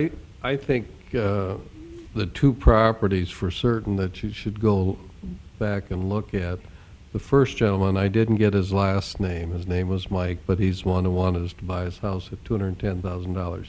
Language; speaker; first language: English; native; English